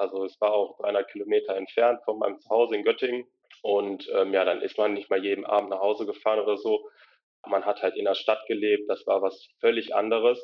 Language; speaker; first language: German; native; German